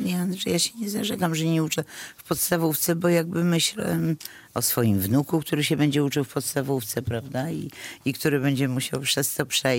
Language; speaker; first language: Polish; native; Polish